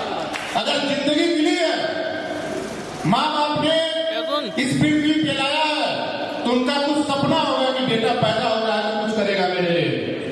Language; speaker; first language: Hindi; native; Hindi